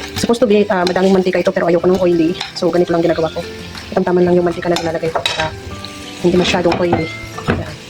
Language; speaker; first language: Filipino; non-native, local second language; Iloko